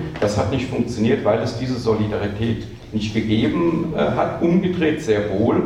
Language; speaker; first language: German; native; German